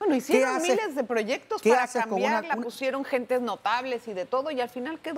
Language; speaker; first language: Spanish; native; Spanish